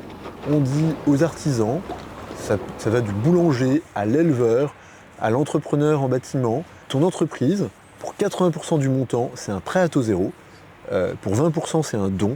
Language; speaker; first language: French; native; French